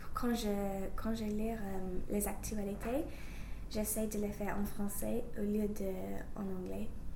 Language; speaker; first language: French; non-native, fluent; English